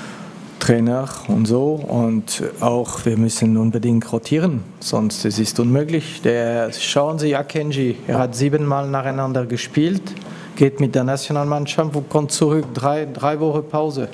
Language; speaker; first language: German; non-native, learner; French